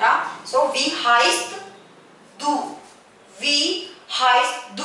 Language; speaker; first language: German; non-native, fluent; Hindi